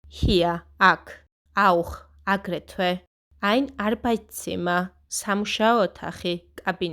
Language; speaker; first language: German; non-native, fluent; Georgian